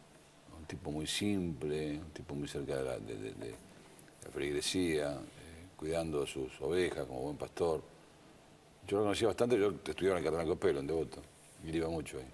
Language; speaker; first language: Spanish; native; Spanish